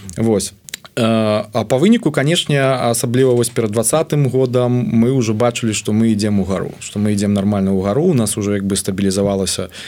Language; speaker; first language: Belarusian; non-native, local second language; Russian